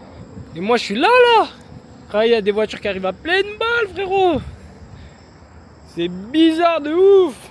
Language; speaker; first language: French; native; French